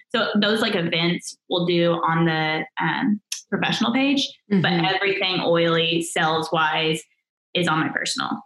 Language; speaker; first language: English; native; English